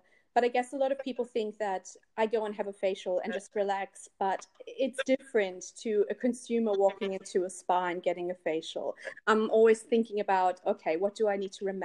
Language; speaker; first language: English; non-native, fluent; German